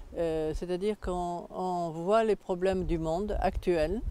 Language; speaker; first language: French; native; French